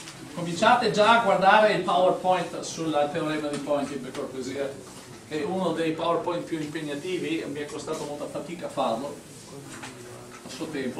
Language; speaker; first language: Italian; native; Italian